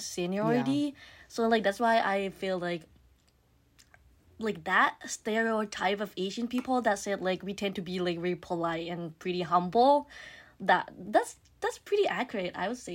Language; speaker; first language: English; non-native, fluent; Thai